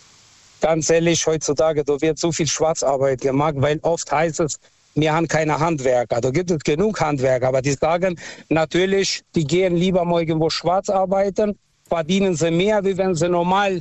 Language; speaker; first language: German; non-native, local second language; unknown